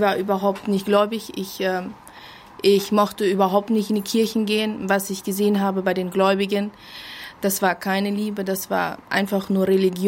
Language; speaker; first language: German; early bilingual, heritage; German